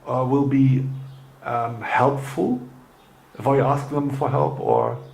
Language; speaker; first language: English; non-native, learner; German